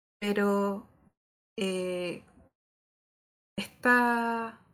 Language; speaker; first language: Spanish; native; Spanish